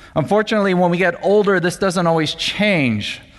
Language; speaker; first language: English; native; English